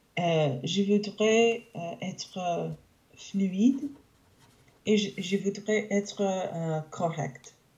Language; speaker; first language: French; non-native, fluent; English